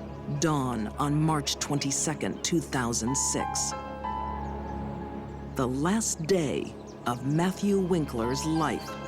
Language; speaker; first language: English; native; English